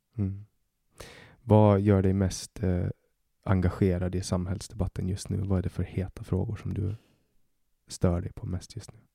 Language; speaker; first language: Swedish; native; Swedish